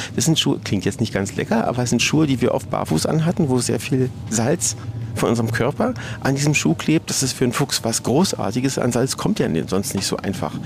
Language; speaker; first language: German; native; German